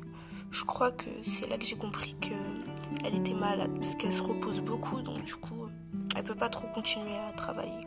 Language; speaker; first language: French; native; French